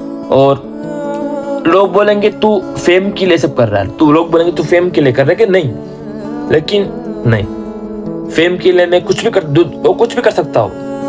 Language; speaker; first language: Hindi; non-native, local second language; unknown